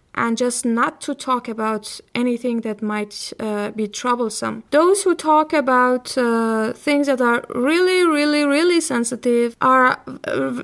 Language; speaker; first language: English; non-native, fluent; Persian